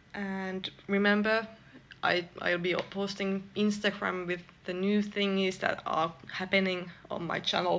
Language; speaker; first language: English; non-native, fluent; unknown